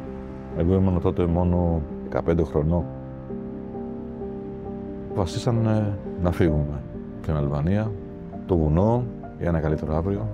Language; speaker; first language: Greek; non-native, fluent; Albanian